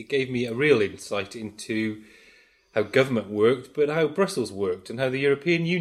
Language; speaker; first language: English; native; English